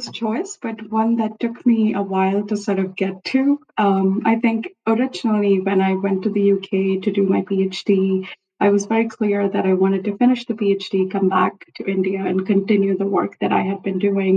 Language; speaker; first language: English; non-native, local second language; Hindi